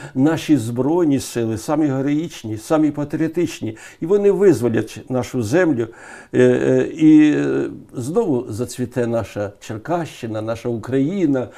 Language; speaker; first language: Ukrainian; native; Ukrainian